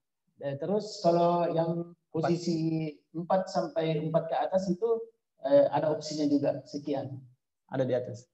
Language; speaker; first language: Indonesian; native; Indonesian